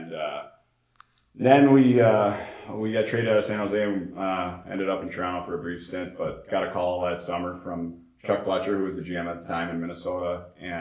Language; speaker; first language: English; native; English